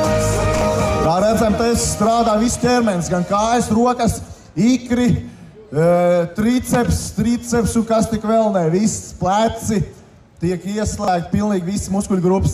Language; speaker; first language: Latvian; non-native, local second language; Russian